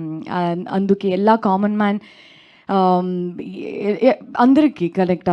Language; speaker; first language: Telugu; non-native, learner; Kannada